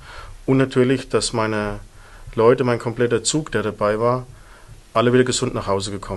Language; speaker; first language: German; native; German